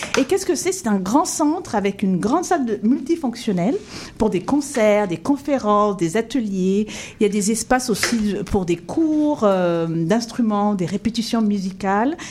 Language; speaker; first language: French; non-native, local second language; Kinyarwanda